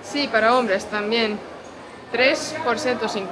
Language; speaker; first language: Spanish; non-native, fluent; Portuguese